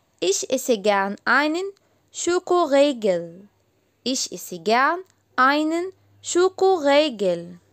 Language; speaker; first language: German; non-native, learner; Arabic